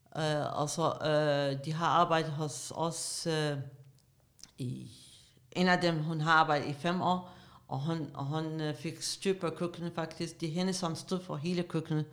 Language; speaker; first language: Danish; non-native, fluent; Arabic